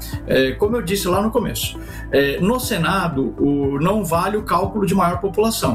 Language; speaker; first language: Portuguese; native; Portuguese